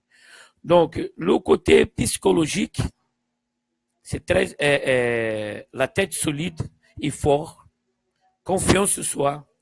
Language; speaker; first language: French; non-native, fluent; Portuguese